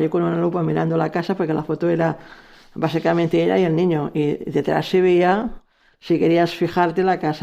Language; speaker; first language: Spanish; native; Spanish